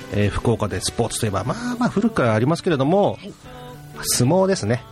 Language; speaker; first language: Japanese; native; Japanese